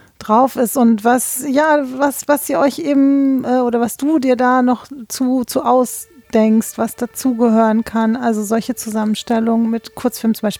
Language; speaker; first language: German; native; German